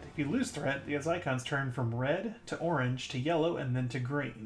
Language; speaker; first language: English; native; English